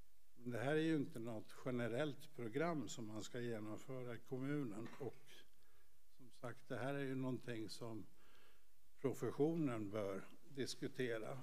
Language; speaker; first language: Swedish; native; Swedish